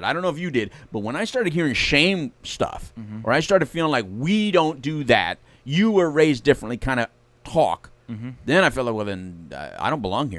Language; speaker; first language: English; native; English